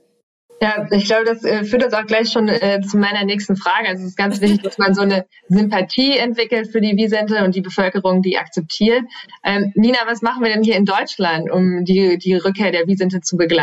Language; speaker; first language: German; native; German